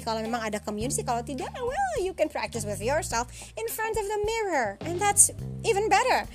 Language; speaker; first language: English; non-native, fluent; Indonesian